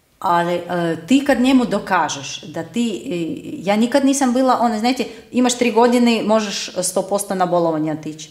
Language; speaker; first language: Croatian; non-native, fluent; Russian